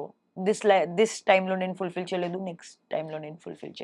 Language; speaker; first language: Telugu; non-native, learner; Hindi